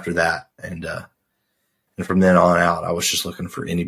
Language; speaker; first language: English; native; English